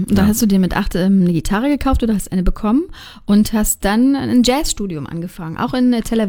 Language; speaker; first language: German; native; German